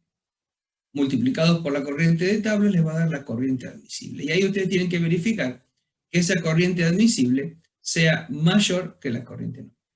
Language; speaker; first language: Spanish; native; Spanish